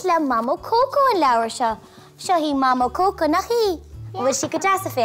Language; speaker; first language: Irish; native; Irish